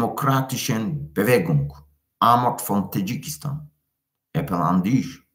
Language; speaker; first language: German; non-native, learner; Tajik